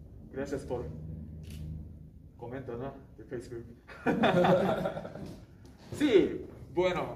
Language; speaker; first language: Spanish; non-native, learner; Japanese